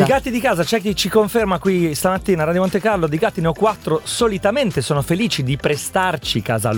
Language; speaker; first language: Italian; native; Italian